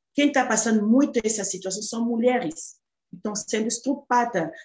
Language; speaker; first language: Portuguese; non-native, fluent; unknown